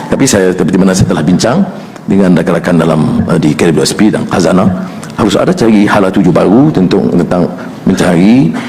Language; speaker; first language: Malay; native; Malay